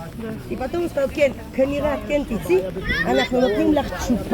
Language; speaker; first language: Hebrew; non-native, fluent; Russian